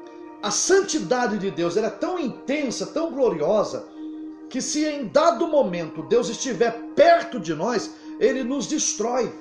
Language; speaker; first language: Portuguese; native; Portuguese